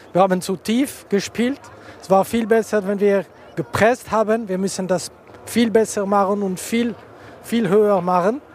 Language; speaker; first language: German; non-native, local second language; French